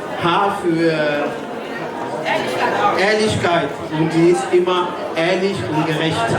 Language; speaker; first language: German; non-native, learner; French